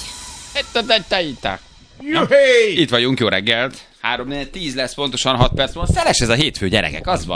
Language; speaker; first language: Hungarian; native; Hungarian